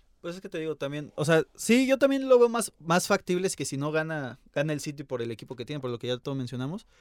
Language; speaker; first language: Spanish; native; Spanish